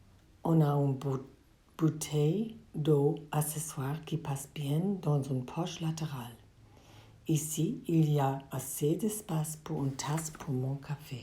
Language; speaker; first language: French; non-native, learner; English